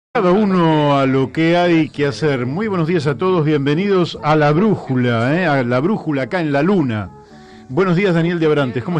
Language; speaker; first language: Spanish; native; Spanish